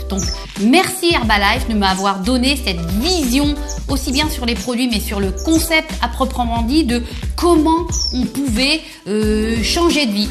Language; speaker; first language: French; native; French